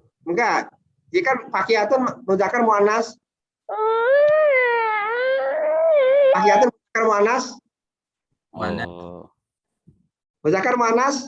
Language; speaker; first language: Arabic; non-native, fluent; Indonesian